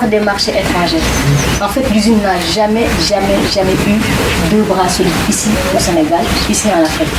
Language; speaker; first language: French; non-native, local second language; Wolof